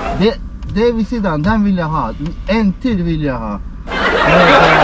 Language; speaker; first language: Swedish; non-native, learner; Turkish